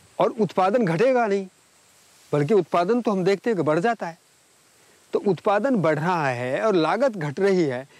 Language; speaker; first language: Hindi; native; Hindi